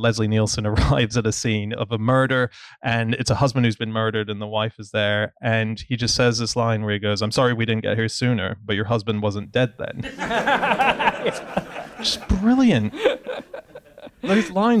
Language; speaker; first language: English; native; English